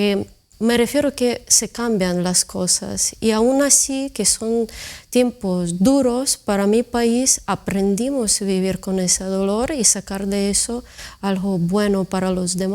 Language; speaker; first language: Spanish; non-native, fluent; Ukrainian